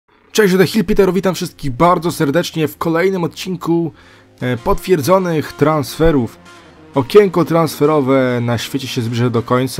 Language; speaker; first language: Polish; native; Polish